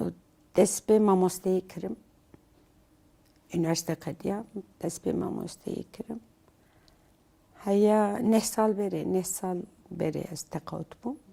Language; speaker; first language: Kurdish; non-native, local second language; Turkish